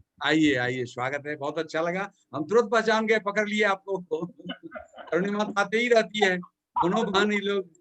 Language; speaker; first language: Hindi; native; Hindi